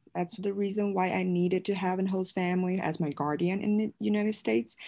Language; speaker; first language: English; non-native, fluent; Chinese